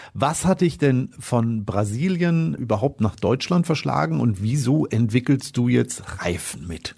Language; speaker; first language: German; native; German